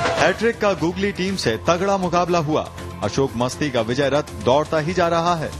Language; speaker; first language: Hindi; native; Hindi